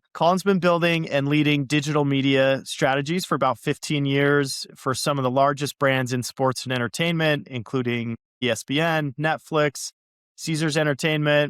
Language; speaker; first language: English; native; English